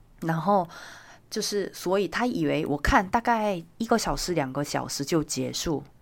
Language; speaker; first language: Chinese; non-native, fluent; Korean